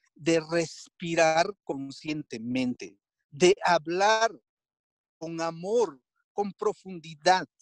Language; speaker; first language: Spanish; non-native, local second language; Quechua